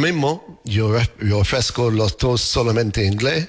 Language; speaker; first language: Spanish; non-native, learner; English